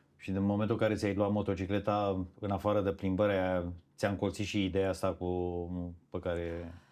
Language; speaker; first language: Romanian; native; Romanian